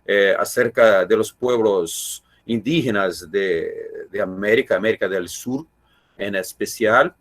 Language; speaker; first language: Spanish; non-native, learner; Portuguese